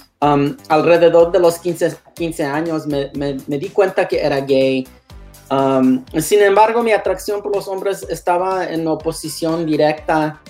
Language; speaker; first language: Spanish; non-native, learner; English